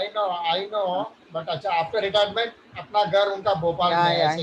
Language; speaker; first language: Hindi; native; Hindi